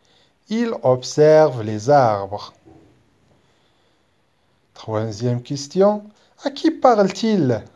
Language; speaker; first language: French; non-native, local second language; Arabic